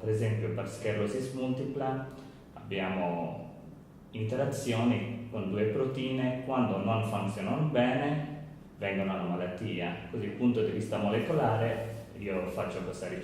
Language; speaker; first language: Italian; non-native, learner; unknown